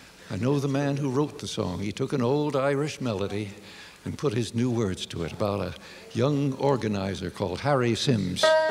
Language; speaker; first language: English; native; English